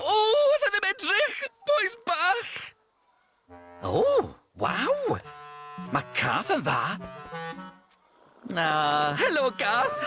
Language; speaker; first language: Welsh; native; Welsh